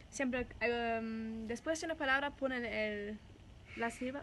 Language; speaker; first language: Spanish; non-native, fluent; German